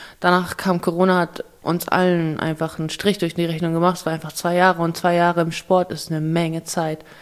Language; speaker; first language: German; early bilingual, other home language; Russian